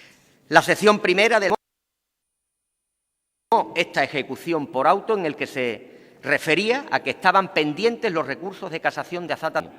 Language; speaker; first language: Spanish; native; Spanish